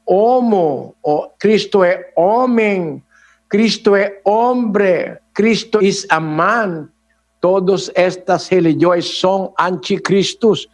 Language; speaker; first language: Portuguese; non-native, learner; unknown